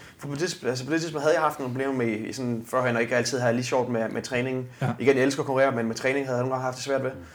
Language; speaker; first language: Danish; native; Danish